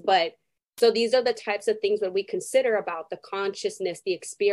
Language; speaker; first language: English; non-native, fluent; Spanish